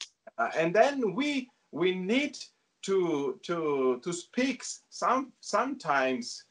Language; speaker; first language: English; non-native, learner; Italian